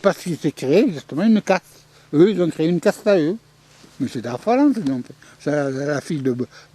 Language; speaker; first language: French; native; French